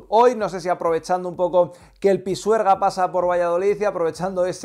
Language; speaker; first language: Spanish; native; Spanish